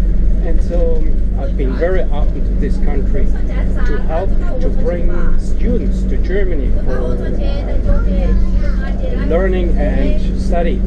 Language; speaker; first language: English; non-native, fluent; German